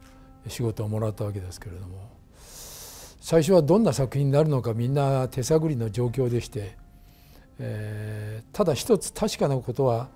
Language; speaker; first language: Japanese; native; Japanese